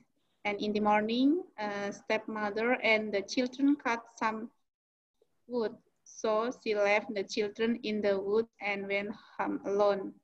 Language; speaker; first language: English; non-native, learner; Indonesian